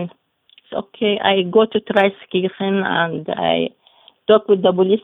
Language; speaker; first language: English; non-native, learner; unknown